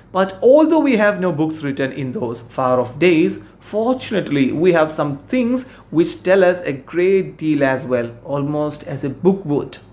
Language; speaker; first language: English; non-native, local second language; Malayalam